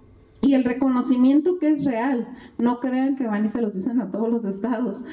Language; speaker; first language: Spanish; native; Spanish